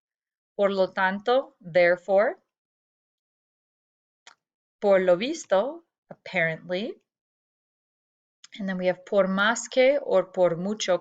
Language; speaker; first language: Spanish; non-native, fluent; English